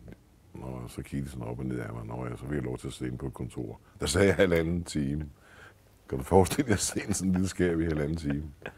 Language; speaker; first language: Danish; native; Danish